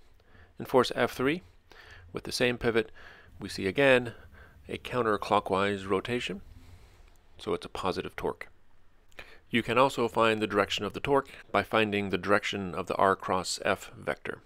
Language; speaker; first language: English; native; English